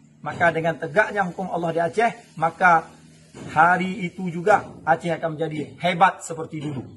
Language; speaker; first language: Malay; non-native, local second language; Achinese